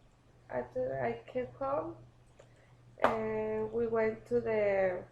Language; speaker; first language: English; non-native, learner; Spanish